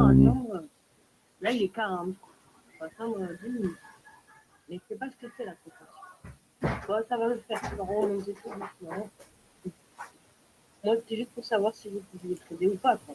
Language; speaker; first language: French; native; French